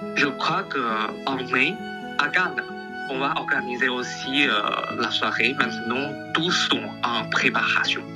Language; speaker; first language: French; non-native, fluent; Chinese